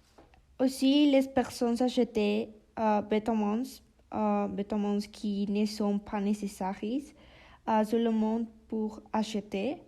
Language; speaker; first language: French; non-native, learner; Spanish